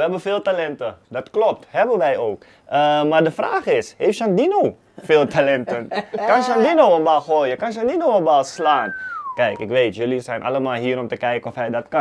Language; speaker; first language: Dutch; native; Dutch